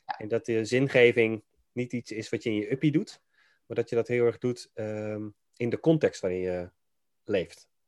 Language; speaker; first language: Dutch; native; Dutch